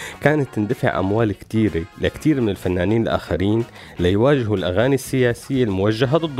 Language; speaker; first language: Arabic; native; Arabic